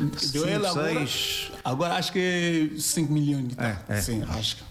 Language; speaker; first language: Portuguese; non-native, learner; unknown